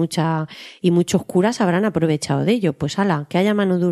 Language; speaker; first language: Spanish; native; Spanish